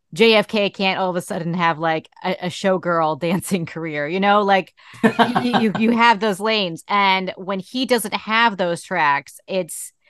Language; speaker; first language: English; native; English